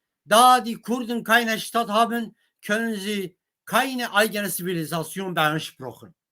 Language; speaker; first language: German; non-native, fluent; Kurdish